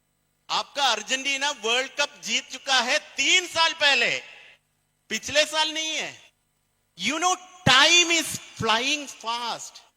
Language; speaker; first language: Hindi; non-native, fluent; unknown